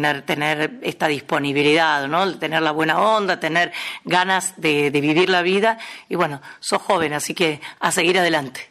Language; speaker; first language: Spanish; native; Spanish